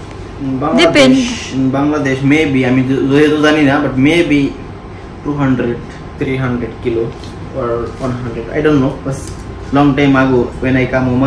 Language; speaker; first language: English; non-native, learner; Bangla